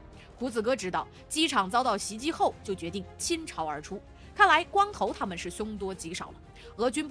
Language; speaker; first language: Chinese; native; Chinese